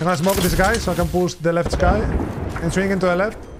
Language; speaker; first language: English; non-native, fluent; Spanish